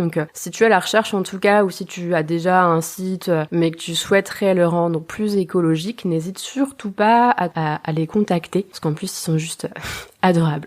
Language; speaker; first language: French; native; French